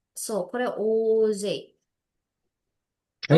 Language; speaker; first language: Japanese; non-native, learner; Indonesian